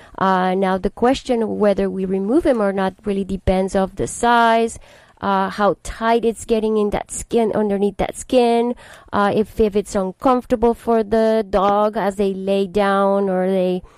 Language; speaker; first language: English; non-native, fluent; Spanish